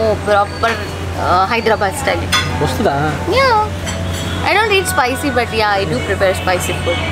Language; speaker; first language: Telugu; non-native, learner; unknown